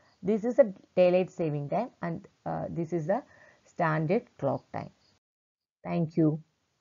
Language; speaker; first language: English; non-native, local second language; Malayalam